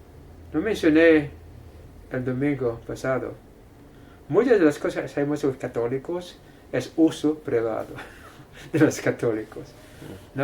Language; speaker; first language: Spanish; non-native, fluent; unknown